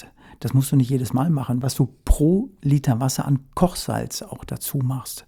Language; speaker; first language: German; native; German